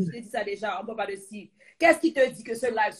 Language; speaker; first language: French; non-native, local second language; Haitian Creole